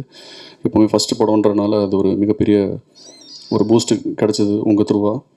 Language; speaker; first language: Tamil; native; Tamil